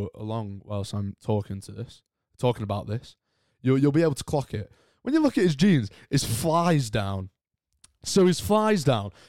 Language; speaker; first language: English; native; English